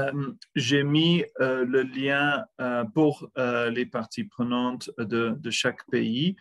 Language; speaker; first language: French; non-native, fluent; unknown